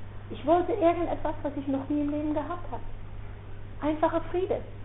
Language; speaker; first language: German; non-native, fluent; Dutch